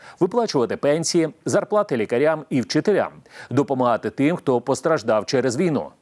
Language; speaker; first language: Ukrainian; native; Ukrainian